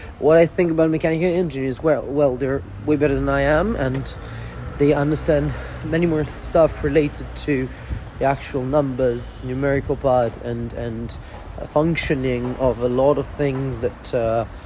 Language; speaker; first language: English; non-native, fluent; Italian